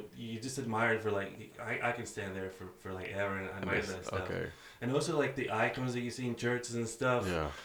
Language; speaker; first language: English; non-native, fluent; Greek